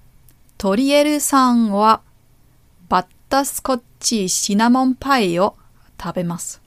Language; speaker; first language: Japanese; non-native, learner; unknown